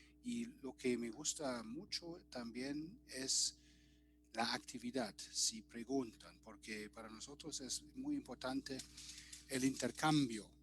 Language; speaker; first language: Spanish; non-native, fluent; German